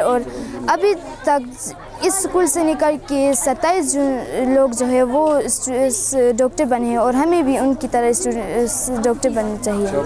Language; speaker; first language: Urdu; non-native, local second language; Khowar